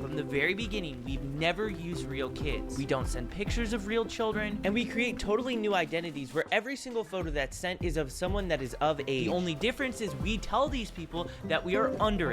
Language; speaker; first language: English; native; English